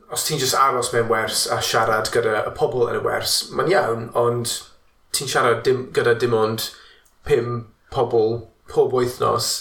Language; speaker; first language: Welsh; non-native, learner; English